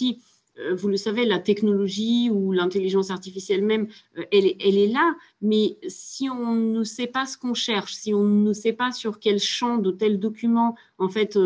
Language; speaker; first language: French; native; French